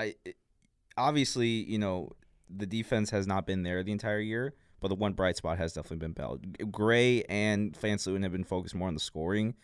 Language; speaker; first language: English; native; English